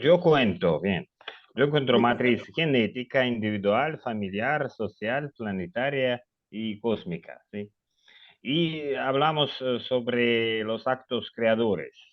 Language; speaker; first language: Spanish; non-native, learner; Russian